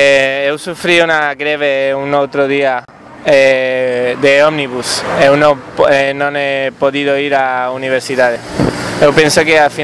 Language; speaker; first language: Portuguese; non-native, learner; Spanish